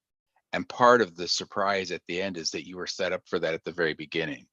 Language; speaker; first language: English; native; English